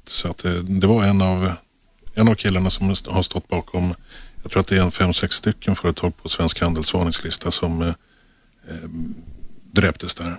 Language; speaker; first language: Swedish; native; Swedish